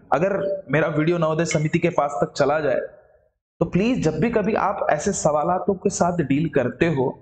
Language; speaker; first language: Hindi; non-native, local second language; Marathi